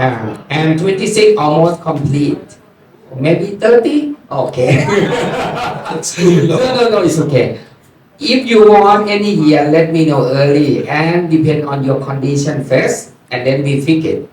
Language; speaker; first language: English; non-native, learner; Thai